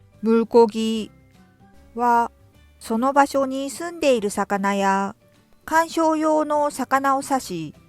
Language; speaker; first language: Japanese; non-native, fluent; Korean